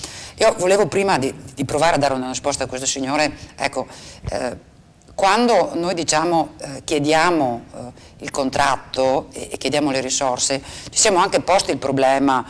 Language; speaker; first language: Italian; native; Italian